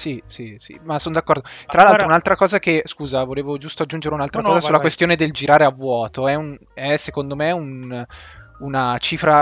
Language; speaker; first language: Italian; native; Italian